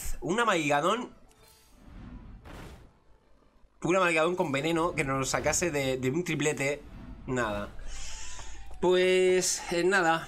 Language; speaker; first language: Spanish; native; Spanish